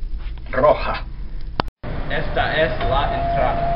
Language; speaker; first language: Spanish; non-native, learner; English